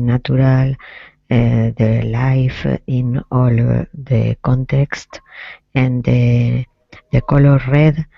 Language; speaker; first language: English; non-native, learner; Spanish